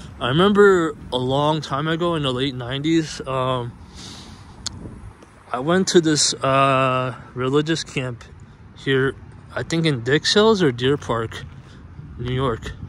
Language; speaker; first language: English; native; English